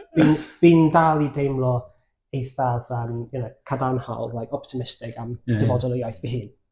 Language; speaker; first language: Welsh; non-native, fluent; English